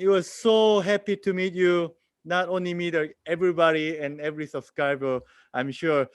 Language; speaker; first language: English; non-native, learner; Korean